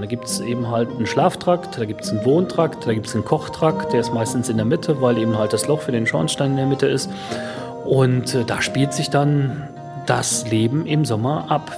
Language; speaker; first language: German; native; German